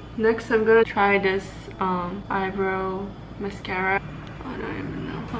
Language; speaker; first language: English; non-native, fluent; Japanese